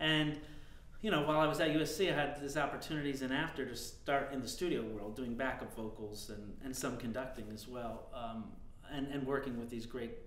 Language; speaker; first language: English; native; English